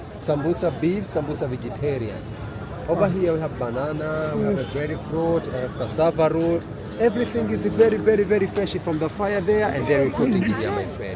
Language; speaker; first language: English; non-native, local second language; Swahili